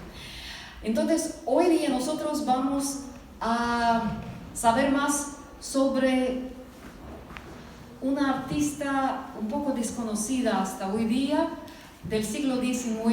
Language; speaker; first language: Spanish; non-native, fluent; Russian